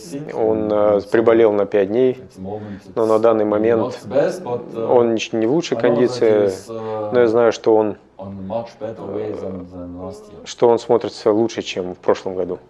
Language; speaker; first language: Russian; non-native, fluent; German